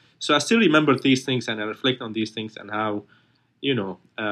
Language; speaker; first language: English; non-native, fluent; Arabic